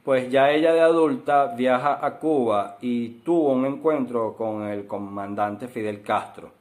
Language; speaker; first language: Spanish; native; Spanish